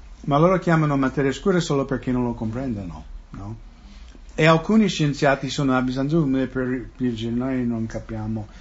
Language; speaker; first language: Italian; non-native, fluent; English